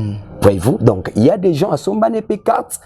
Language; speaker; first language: French; non-native, local second language; Lingala